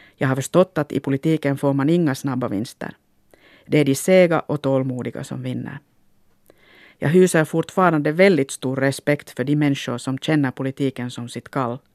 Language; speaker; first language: Swedish; non-native, local second language; Finnish